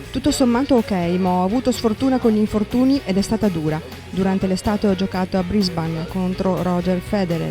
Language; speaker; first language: Italian; native; Italian